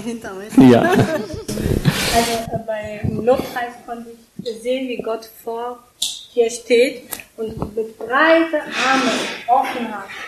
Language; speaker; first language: German; non-native, learner; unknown